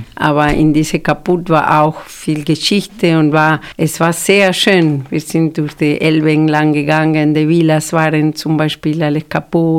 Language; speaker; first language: German; non-native, fluent; Spanish